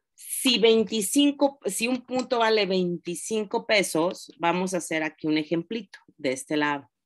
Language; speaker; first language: Spanish; native; Spanish